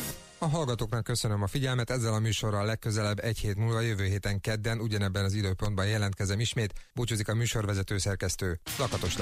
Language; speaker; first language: Hungarian; native; Hungarian